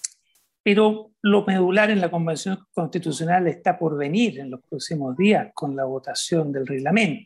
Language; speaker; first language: Spanish; native; Spanish